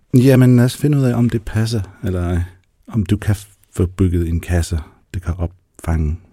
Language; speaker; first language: Danish; native; Danish